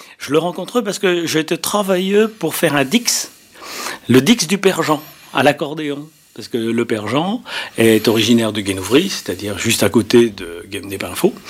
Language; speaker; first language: French; native; French